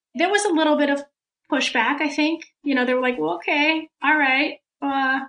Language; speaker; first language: English; early bilingual, other home language; Russian